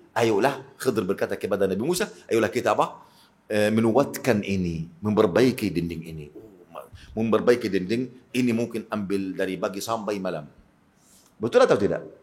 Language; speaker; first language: Malay; non-native, fluent; Arabic